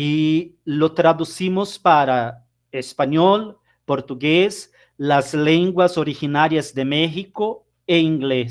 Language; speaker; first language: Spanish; non-native, fluent; Portuguese